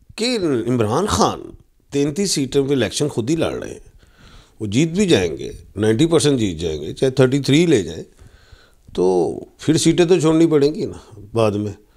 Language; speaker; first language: Urdu; non-native, local second language; Punjabi